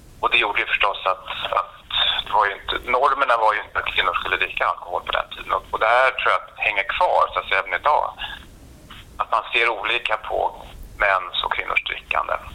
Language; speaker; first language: Swedish; native; Swedish